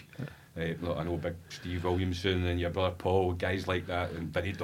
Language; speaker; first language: English; native; English